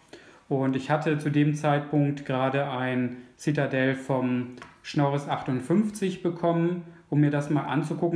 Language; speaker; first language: German; native; German